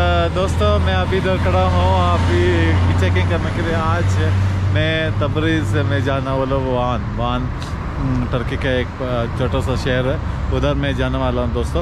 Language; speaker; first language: Hindi; non-native, local second language; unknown